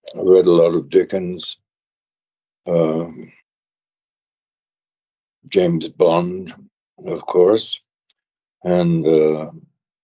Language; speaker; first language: English; native; English